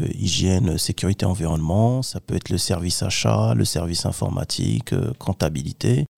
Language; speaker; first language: French; non-native, local second language; Arabic